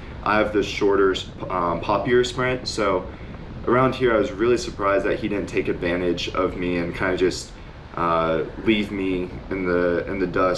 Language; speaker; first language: English; native; English